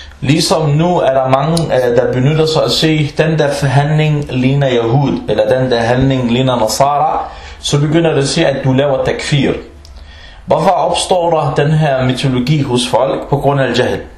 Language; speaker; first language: Danish; early bilingual, other home language; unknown